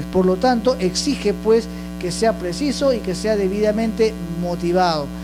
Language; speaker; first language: Spanish; native; Spanish